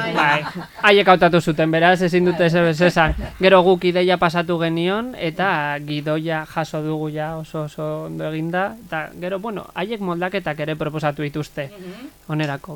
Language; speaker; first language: Basque; native; Basque